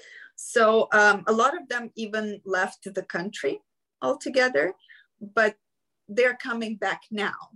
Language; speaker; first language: English; non-native, fluent; Ukrainian